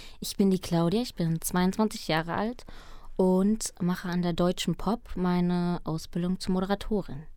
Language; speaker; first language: German; early bilingual, other home language; Spanish